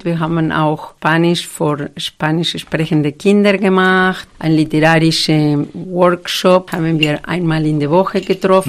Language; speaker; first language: German; non-native, fluent; Spanish